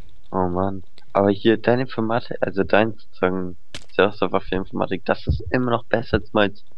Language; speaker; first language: German; native; German